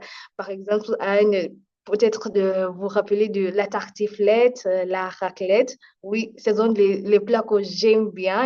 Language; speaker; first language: French; non-native, fluent; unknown